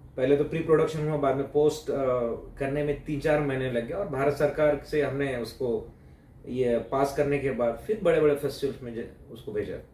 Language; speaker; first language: Hindi; non-native, local second language; Marathi